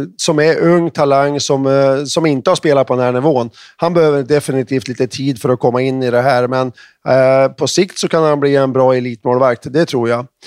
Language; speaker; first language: Swedish; native; Swedish